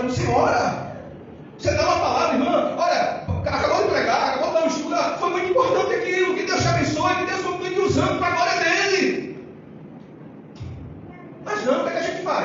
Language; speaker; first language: Portuguese; native; Portuguese